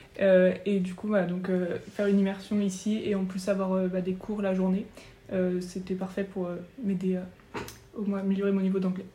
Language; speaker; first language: French; native; French